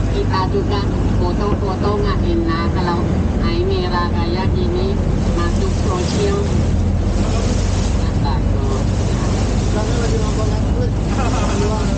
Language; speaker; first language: Indonesian; non-native, fluent; Thai